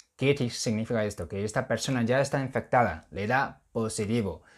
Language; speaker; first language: Spanish; non-native, fluent; Chinese